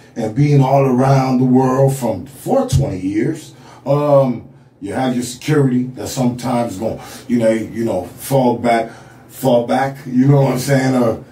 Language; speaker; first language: English; native; English